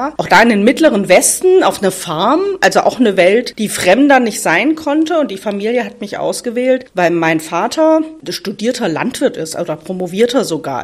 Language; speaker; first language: German; native; German